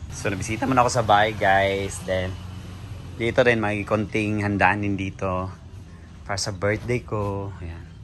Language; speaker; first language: Filipino; non-native, local second language; Cebuano